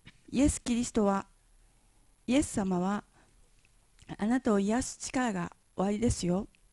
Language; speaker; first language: Japanese; native; Japanese